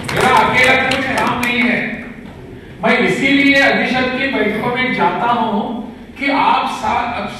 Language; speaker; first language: Hindi; non-native, local second language; Konkani